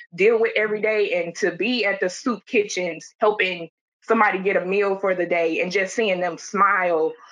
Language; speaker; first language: English; native; English